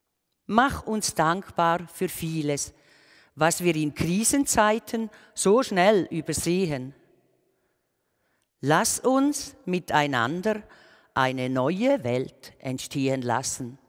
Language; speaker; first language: German; native; German